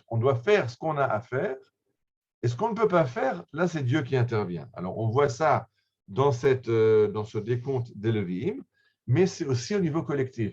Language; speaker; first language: French; native; French